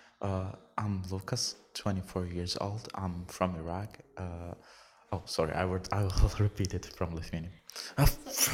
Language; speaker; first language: English; non-native, fluent; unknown